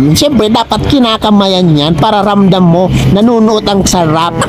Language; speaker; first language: Filipino; non-native, local second language; Bikol